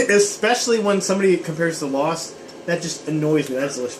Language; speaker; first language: English; native; English